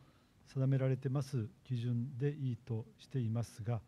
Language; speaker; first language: Japanese; native; Japanese